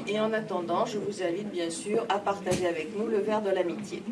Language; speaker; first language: French; native; French